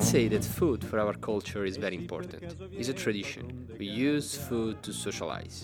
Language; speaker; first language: English; non-native, fluent; Italian